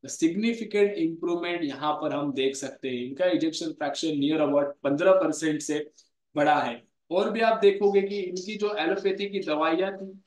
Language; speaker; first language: Hindi; non-native, local second language; Marathi